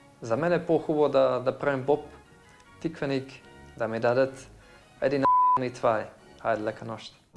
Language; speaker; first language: Bulgarian; non-native, fluent; Dutch